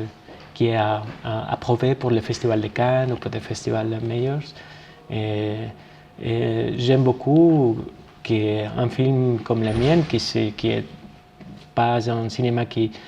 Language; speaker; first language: French; non-native, fluent; Spanish